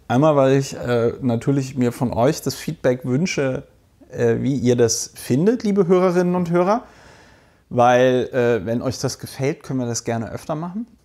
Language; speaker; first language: German; native; German